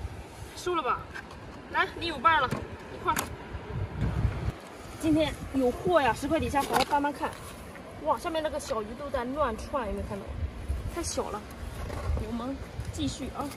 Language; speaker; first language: Chinese; native; Chinese